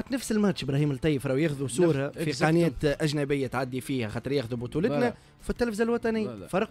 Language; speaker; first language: Arabic; native; Arabic